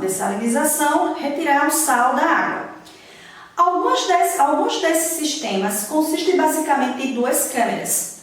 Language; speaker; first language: Portuguese; native; Portuguese